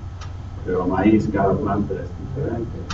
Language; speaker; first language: Spanish; non-native, learner; English